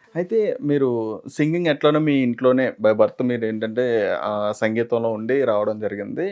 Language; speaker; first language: Telugu; native; Telugu